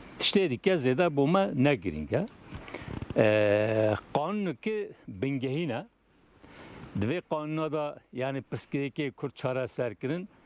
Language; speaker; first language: Kurdish; non-native, local second language; Turkish